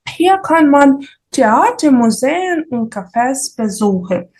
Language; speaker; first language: German; non-native, fluent; Ukrainian